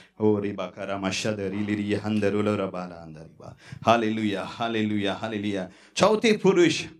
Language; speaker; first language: Hindi; non-native, local second language; Tamil